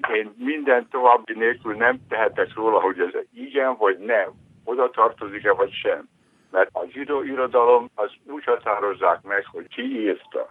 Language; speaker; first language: Hungarian; native; Hungarian